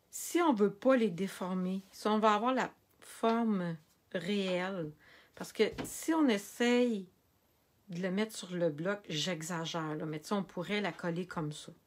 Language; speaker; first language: French; native; French